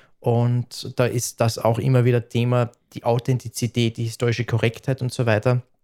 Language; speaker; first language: German; native; German